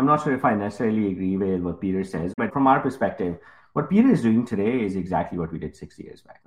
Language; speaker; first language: English; non-native, local second language; Urdu